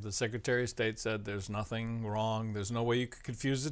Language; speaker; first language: English; native; English